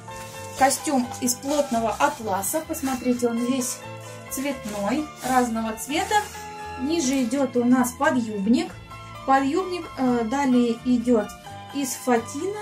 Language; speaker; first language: Russian; native; Russian